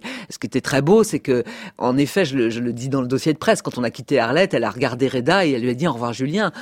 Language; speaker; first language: French; native; French